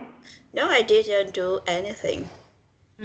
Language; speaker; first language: English; non-native, learner; Vietnamese